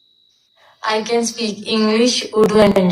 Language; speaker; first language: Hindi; non-native, local second language; Punjabi